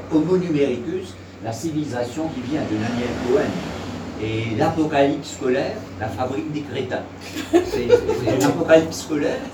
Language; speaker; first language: French; non-native, local second language; Morisyen